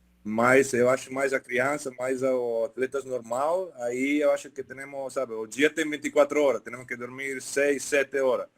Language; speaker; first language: Portuguese; non-native, fluent; Italian